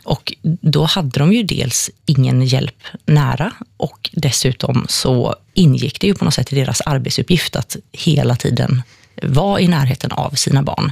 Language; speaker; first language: Swedish; native; Swedish